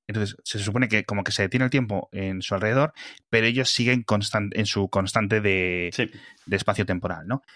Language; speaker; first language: Spanish; native; Spanish